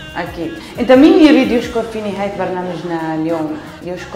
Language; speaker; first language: Arabic; native; Arabic